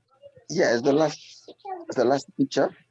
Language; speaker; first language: English; non-native, learner; French